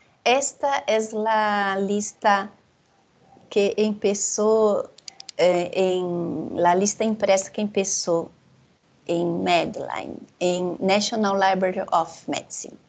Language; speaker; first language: Spanish; non-native, fluent; Portuguese